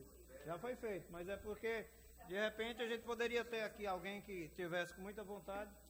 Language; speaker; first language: Portuguese; native; Portuguese